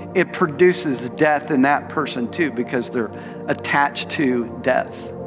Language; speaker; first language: English; native; English